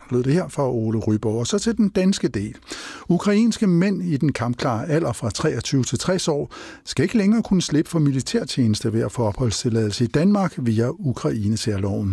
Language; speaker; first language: Danish; native; Danish